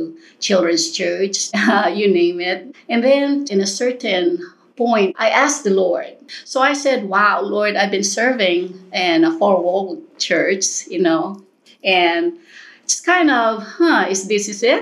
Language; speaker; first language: English; non-native, local second language; Filipino